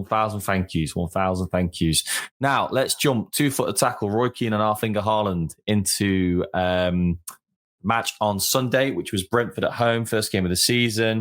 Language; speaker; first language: English; native; English